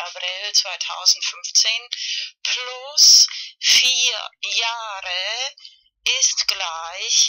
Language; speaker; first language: German; non-native, fluent; Spanish